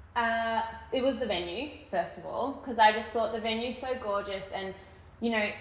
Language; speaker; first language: English; native; English